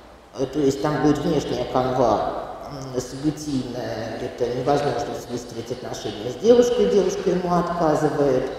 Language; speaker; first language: Russian; native; Russian